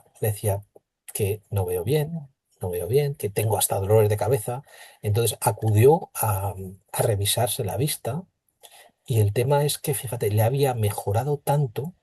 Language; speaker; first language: Spanish; native; Spanish